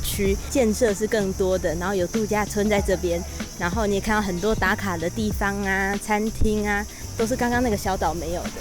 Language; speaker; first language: Chinese; native; Chinese